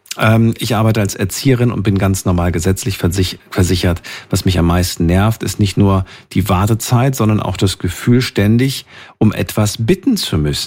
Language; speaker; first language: German; native; German